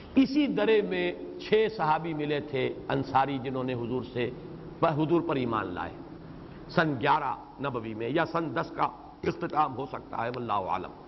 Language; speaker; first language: Urdu; native; Urdu